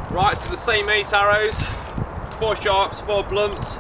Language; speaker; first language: English; native; English